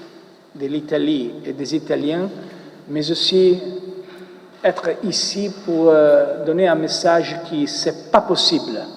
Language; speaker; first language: French; non-native, fluent; Italian